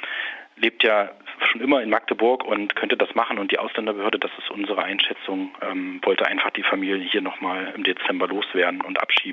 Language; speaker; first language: German; native; German